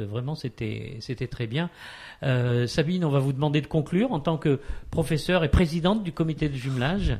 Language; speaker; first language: French; native; French